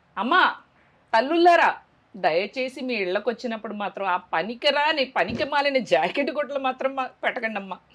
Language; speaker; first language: Telugu; native; Telugu